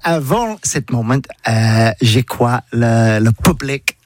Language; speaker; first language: French; non-native, learner; English